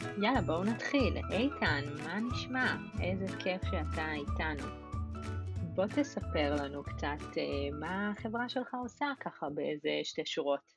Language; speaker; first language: Hebrew; native; Hebrew